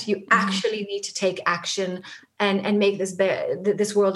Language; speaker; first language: English; non-native, fluent; Hebrew